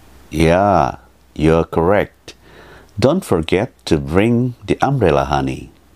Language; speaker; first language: English; non-native, fluent; Indonesian